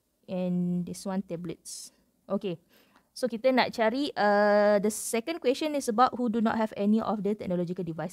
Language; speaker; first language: English; non-native, local second language; Malay